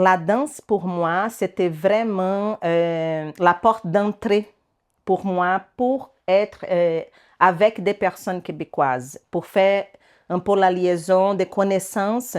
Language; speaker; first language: French; non-native, learner; Portuguese